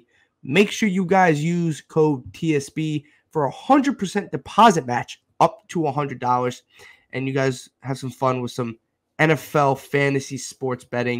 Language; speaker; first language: English; native; English